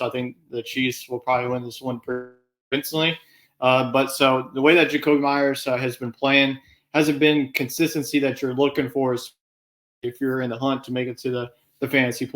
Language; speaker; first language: English; native; English